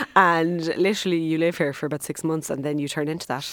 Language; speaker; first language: English; native; English